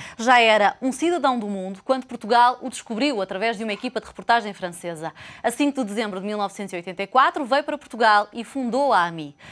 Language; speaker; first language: Portuguese; native; Portuguese